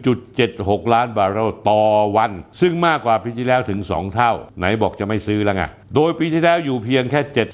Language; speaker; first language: Thai; native; Thai